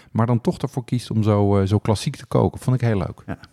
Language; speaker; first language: Dutch; native; Dutch